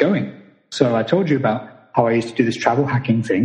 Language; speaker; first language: English; native; English